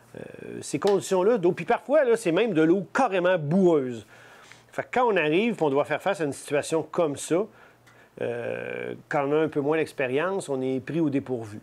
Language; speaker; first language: French; native; French